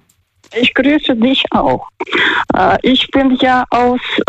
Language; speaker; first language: German; non-native, fluent; Russian